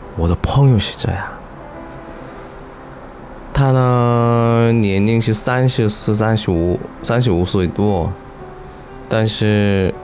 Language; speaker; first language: Chinese; non-native, learner; Korean